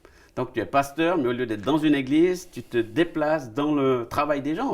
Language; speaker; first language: French; native; French